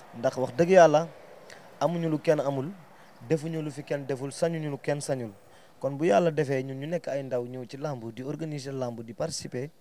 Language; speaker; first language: Wolof; native; Wolof